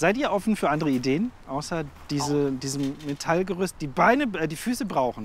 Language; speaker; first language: German; native; German